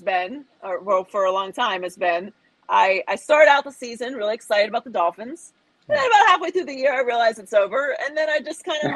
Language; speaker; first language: English; native; English